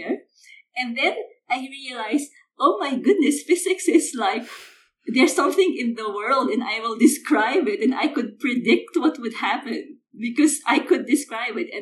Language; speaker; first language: English; non-native, local second language; Filipino